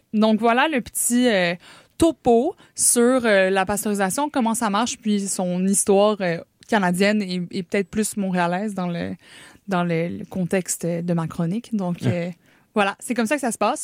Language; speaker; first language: French; native; French